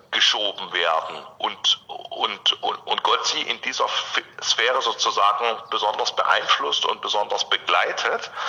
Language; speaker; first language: German; native; German